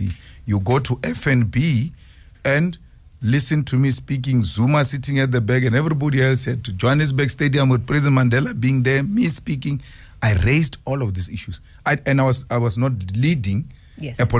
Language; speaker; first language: English; non-native, local second language; Northern Sotho